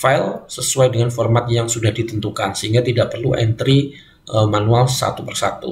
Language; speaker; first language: Indonesian; native; Indonesian